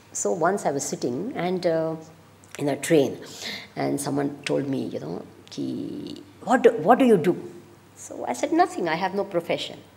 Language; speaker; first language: English; non-native, local second language; Gujarati